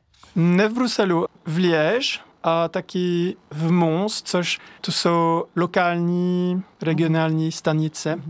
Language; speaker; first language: Czech; non-native, fluent; French